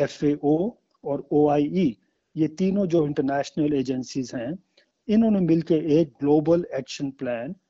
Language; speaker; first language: Hindi; native; Hindi